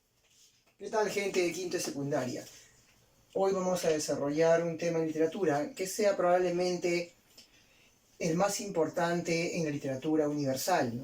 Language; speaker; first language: Spanish; native; Spanish